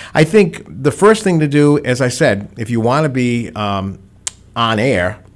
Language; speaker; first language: English; native; English